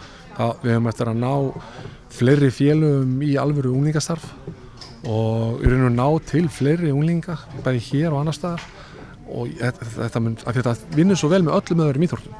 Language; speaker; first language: Icelandic; native; Icelandic